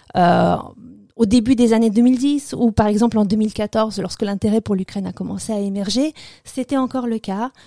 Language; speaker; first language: French; early bilingual, other home language; Russian